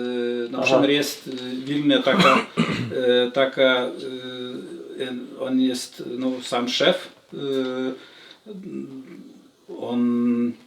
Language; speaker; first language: Polish; non-native, learner; Lithuanian